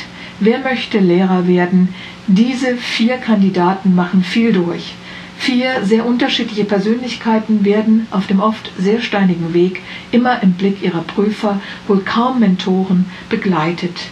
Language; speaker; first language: German; native; German